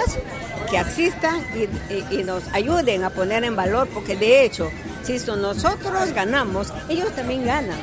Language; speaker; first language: Spanish; native; Spanish